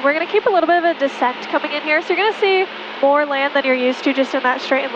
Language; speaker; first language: English; native; English